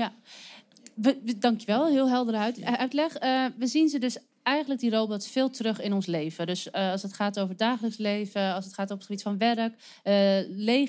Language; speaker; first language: Dutch; native; Dutch